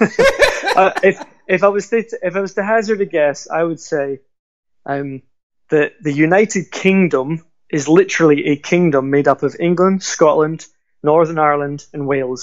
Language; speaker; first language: English; native; English